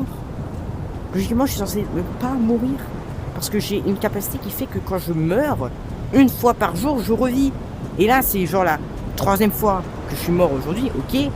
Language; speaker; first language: French; native; French